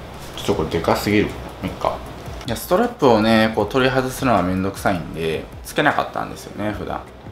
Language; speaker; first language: Japanese; native; Japanese